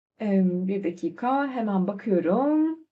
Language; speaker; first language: Turkish; native; Turkish